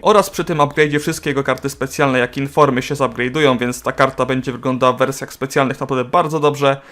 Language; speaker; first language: Polish; native; Polish